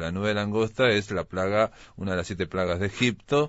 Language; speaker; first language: Spanish; native; Spanish